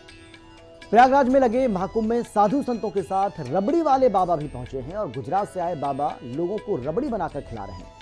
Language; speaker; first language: Hindi; native; Hindi